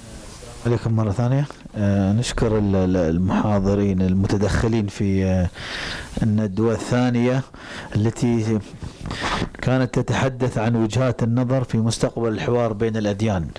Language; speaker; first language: Arabic; native; Arabic